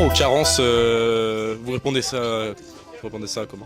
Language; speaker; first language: French; native; French